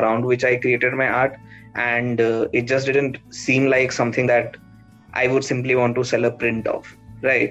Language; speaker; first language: English; non-native, local second language; Odia